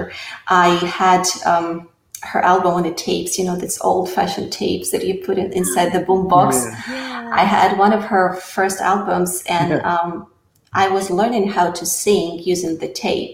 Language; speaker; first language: English; non-native, fluent; Russian